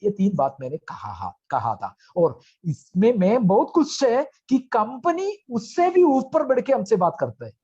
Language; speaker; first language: Hindi; non-native, local second language; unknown